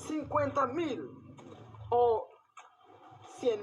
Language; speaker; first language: Spanish; non-native, learner; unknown